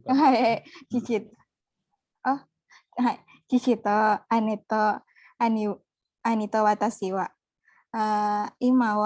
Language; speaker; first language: Japanese; non-native, learner; Indonesian